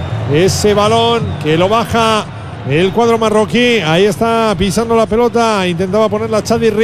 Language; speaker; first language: Spanish; native; Spanish